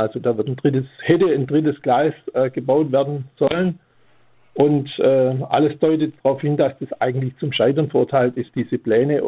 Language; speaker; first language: German; native; German